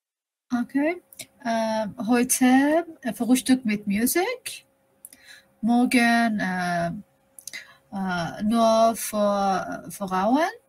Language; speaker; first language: German; non-native, learner; Persian